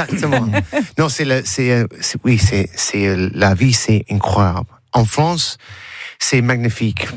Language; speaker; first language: French; non-native, learner; English